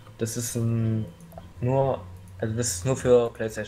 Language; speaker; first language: German; native; German